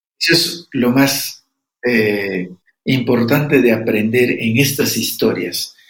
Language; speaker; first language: Spanish; non-native, local second language; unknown